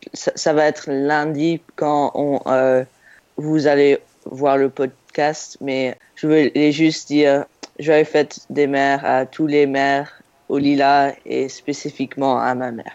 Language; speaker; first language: French; non-native, learner; English